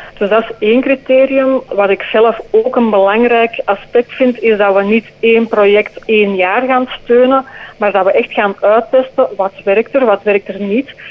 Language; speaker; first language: Dutch; native; Dutch